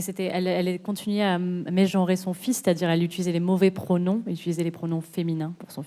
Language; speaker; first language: French; native; French